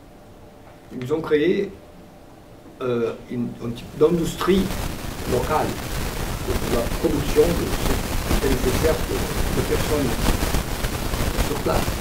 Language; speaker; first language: French; non-native, fluent; Portuguese